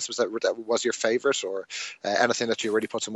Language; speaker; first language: English; native; English